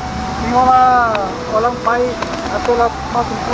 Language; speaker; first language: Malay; non-native, local second language; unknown